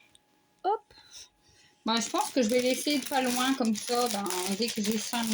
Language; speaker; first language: French; native; French